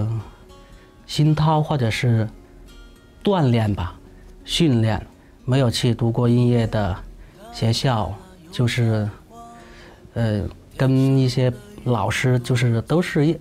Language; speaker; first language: Chinese; non-native, local second language; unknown